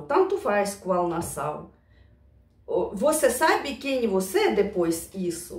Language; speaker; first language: Portuguese; non-native, fluent; Russian